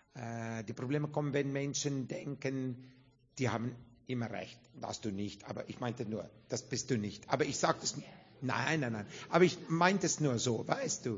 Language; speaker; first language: German; non-native, fluent; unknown